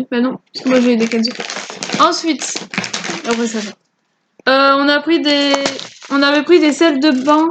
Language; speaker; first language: French; native; French